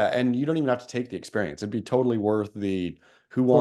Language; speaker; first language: English; native; English